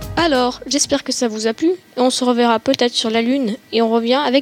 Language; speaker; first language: French; native; French